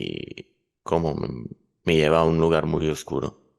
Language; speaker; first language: Spanish; non-native, fluent; Hebrew